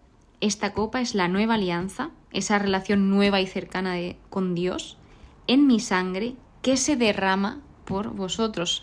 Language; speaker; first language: Spanish; native; Spanish